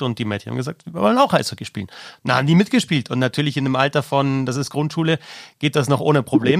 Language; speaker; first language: German; native; German